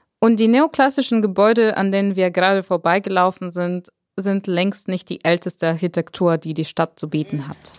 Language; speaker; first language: German; non-native, fluent; Bulgarian